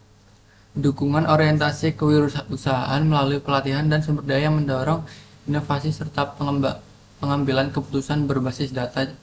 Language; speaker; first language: Indonesian; native; Indonesian